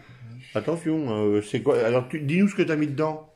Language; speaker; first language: French; native; French